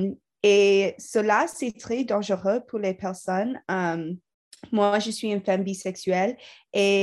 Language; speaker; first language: French; non-native, learner; English